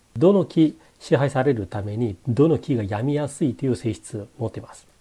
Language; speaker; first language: Japanese; non-native, fluent; Chinese